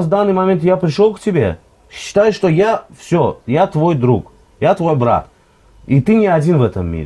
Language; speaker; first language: Russian; non-native, local second language; Azerbaijani